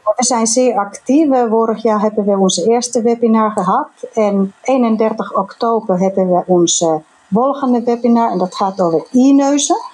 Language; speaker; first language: Dutch; non-native, fluent; Finnish